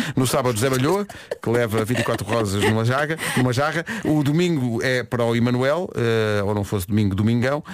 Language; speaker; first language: Portuguese; native; Portuguese